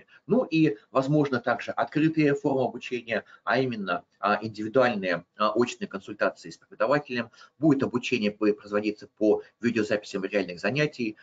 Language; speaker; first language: Russian; native; Russian